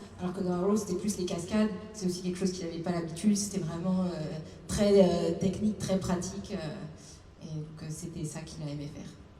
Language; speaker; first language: French; native; French